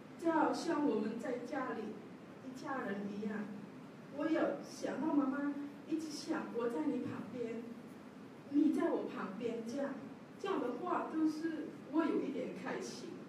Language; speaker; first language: Chinese; non-native, learner; Javanese